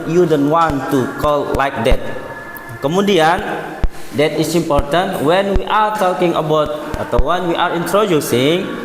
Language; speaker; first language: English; non-native, local second language; Indonesian